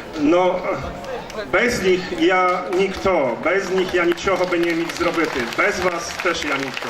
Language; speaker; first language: Polish; non-native, learner; Ukrainian